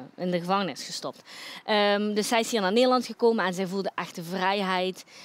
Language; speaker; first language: Dutch; early bilingual, other home language; Croatian